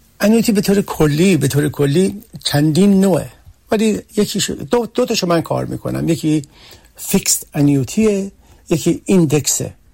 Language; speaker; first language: Persian; early bilingual, heritage; Persian